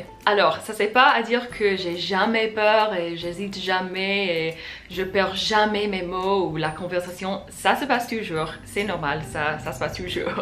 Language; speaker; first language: French; non-native, fluent; English